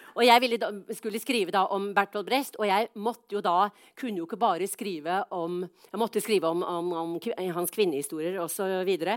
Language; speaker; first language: Norwegian; native; Norwegian